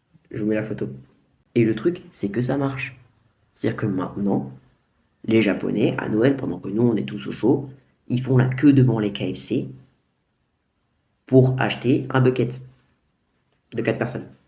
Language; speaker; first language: French; native; French